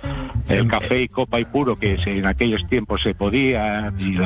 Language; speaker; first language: Spanish; native; Spanish